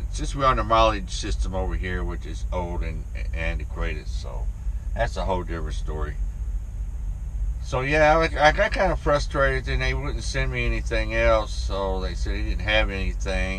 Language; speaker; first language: English; native; English